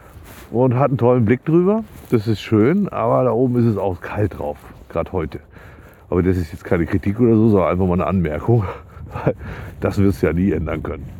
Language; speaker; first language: German; native; German